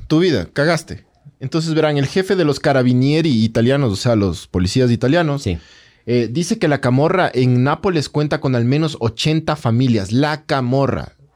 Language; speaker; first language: Spanish; native; Spanish